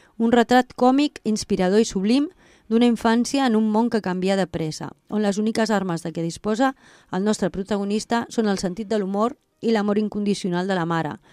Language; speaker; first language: Catalan; non-native, local second language; Spanish